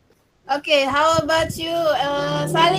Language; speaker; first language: English; non-native, fluent; Indonesian